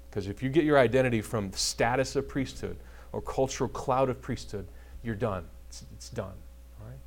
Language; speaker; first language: English; native; English